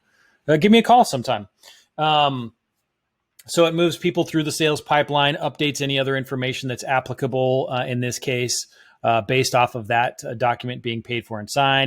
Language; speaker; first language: English; native; English